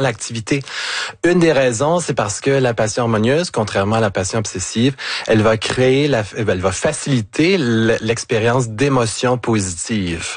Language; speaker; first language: French; native; French